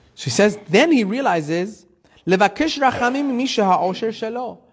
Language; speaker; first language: English; early bilingual, heritage; Persian